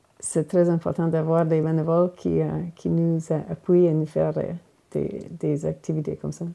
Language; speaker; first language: French; non-native, local second language; English